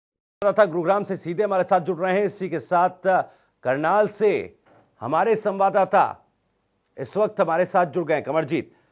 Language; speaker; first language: Hindi; native; Hindi